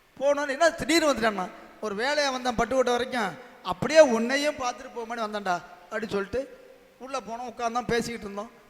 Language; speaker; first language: Tamil; native; Tamil